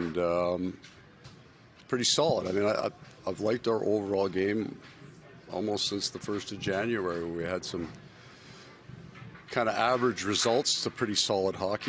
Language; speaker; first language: English; native; English